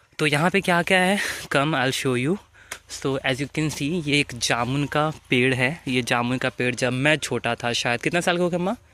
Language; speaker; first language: Hindi; native; Hindi